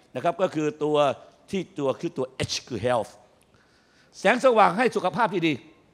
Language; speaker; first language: Thai; native; Thai